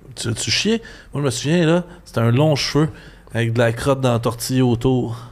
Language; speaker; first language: French; native; French